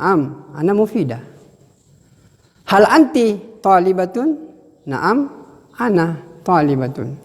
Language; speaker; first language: Arabic; non-native, fluent; Indonesian